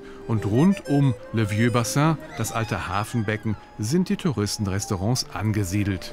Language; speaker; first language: German; native; German